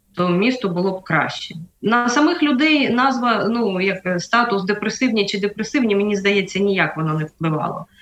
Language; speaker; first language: Ukrainian; native; Ukrainian